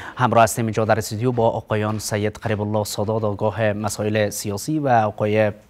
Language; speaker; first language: Persian; native; Persian